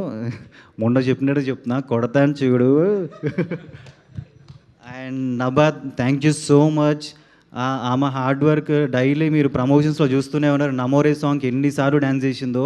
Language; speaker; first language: Telugu; native; Telugu